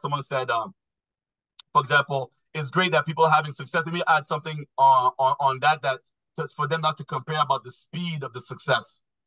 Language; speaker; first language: English; non-native, fluent; French